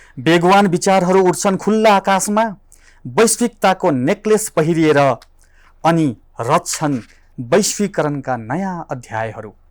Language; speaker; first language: Nepali; native; Nepali